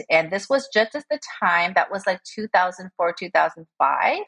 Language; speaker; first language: English; early bilingual, other home language; Korean